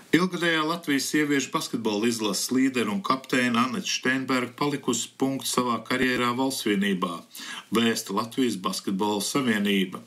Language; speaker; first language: Latvian; early bilingual, heritage; Latvian